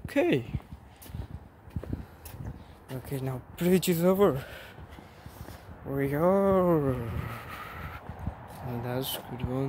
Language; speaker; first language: English; non-native, learner; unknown